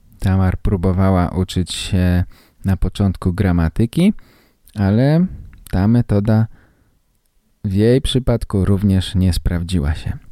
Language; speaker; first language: Polish; native; Polish